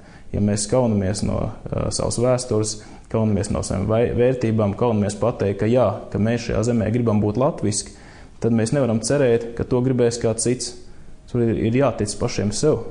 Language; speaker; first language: Latvian; native; Latvian